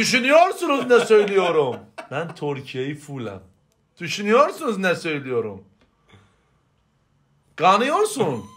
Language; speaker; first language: Turkish; non-native, learner; Azerbaijani